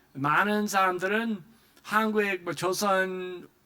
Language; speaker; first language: Korean; non-native, fluent; English